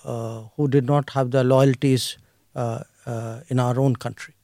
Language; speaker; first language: English; non-native, local second language; Hindi